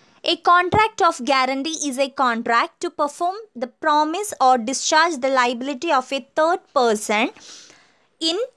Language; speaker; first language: English; non-native, local second language; Malayalam